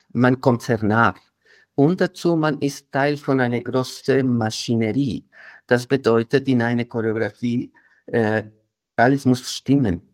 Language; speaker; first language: German; non-native, fluent; Spanish